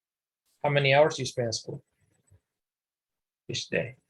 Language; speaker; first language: English; non-native, fluent; Spanish